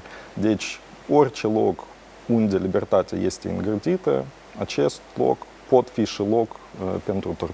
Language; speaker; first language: Romanian; non-native, local second language; Russian